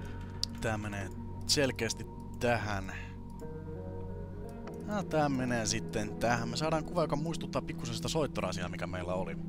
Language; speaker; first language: Finnish; native; Finnish